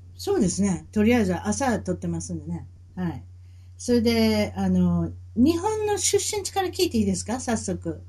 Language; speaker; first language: Japanese; native; Japanese